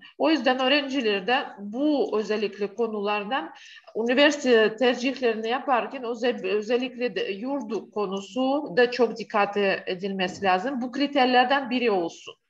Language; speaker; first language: Turkish; non-native, fluent; Russian